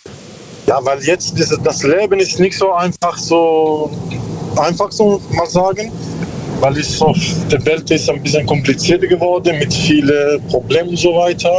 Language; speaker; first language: German; non-native, learner; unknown